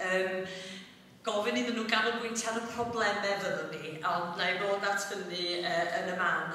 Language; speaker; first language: Welsh; native; Welsh